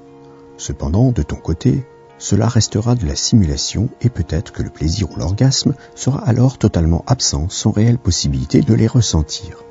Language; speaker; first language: French; native; French